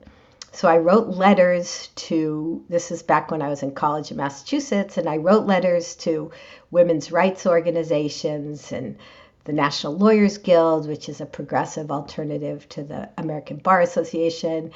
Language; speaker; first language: English; native; English